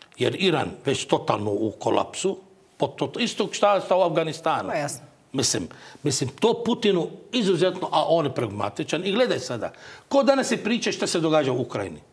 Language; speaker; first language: Croatian; non-native, fluent; Arabic